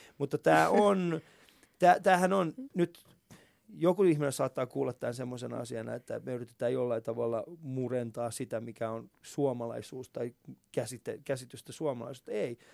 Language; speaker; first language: Finnish; early bilingual, other home language; Persian